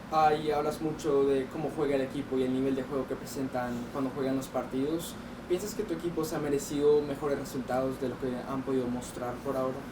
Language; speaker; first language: Spanish; native; Spanish